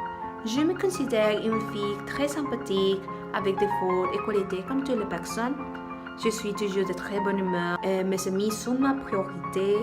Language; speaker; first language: French; non-native, learner; Spanish